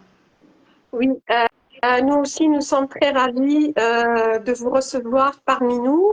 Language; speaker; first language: French; non-native, local second language; Arabic